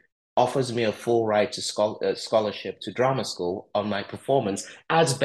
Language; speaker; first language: English; non-native, local second language; Igbo